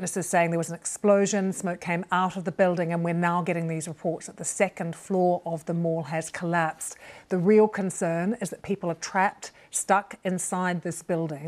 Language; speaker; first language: English; native; English